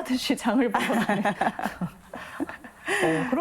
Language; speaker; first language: Korean; native; Korean